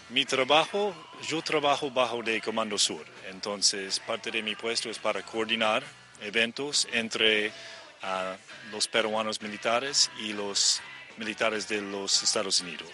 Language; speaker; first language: Spanish; non-native, fluent; English